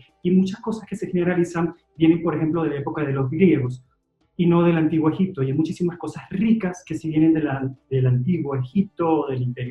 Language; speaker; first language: Spanish; native; Spanish